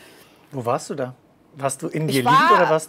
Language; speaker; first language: German; native; German